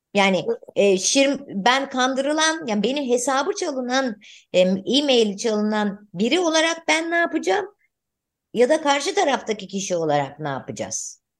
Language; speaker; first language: Turkish; native; Turkish